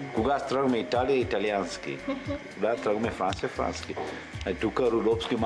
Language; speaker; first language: Bulgarian; non-native, learner; Swahili